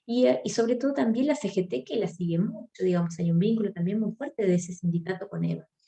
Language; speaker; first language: Spanish; native; Spanish